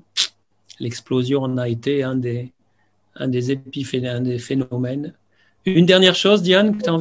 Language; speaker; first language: French; native; French